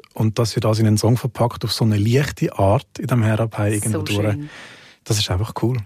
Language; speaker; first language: German; native; German